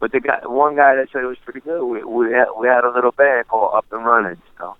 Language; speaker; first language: English; native; English